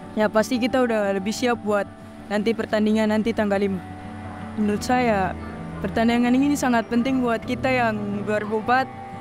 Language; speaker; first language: Indonesian; native; Indonesian